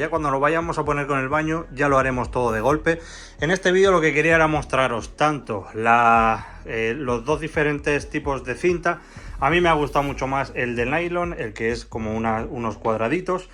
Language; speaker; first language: Spanish; native; Spanish